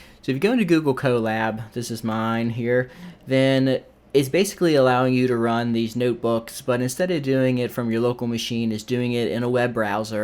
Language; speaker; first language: English; native; English